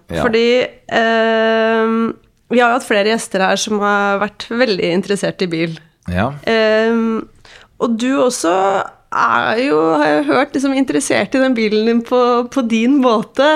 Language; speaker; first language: Norwegian; native; Norwegian